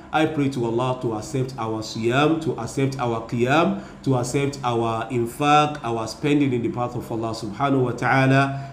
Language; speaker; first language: English; non-native, local second language; Yoruba